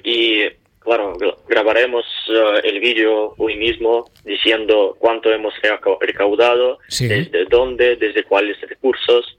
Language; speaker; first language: Spanish; non-native, learner; Ukrainian